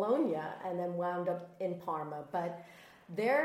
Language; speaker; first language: English; native; English